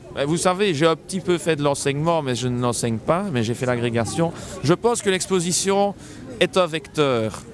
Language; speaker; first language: French; native; French